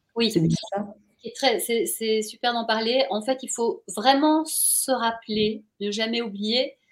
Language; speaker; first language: French; native; French